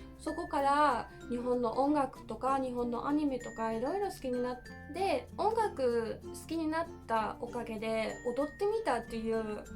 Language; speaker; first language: Japanese; non-native, fluent; German